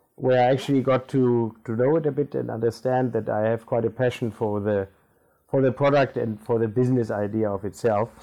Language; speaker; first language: English; non-native, local second language; German